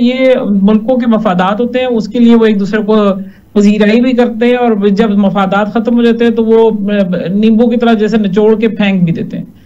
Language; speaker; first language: Urdu; non-native, local second language; Punjabi